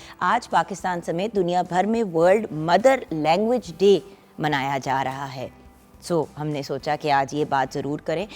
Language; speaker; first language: Urdu; non-native, local second language; Punjabi